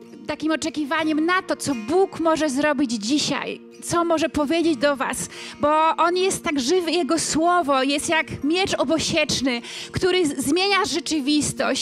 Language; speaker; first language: Polish; native; Polish